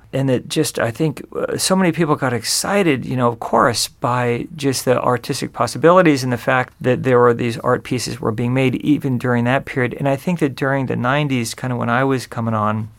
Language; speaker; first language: English; native; English